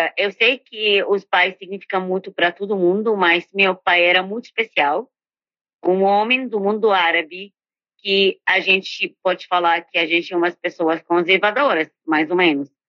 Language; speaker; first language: Portuguese; non-native, fluent; Arabic